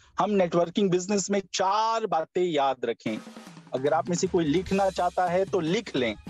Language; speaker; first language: Urdu; non-native, local second language; Pashto